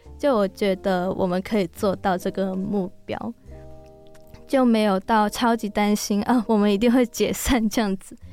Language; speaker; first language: Chinese; non-native, local second language; Cantonese